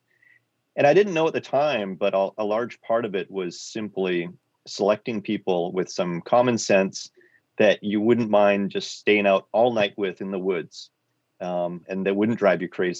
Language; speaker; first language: English; native; English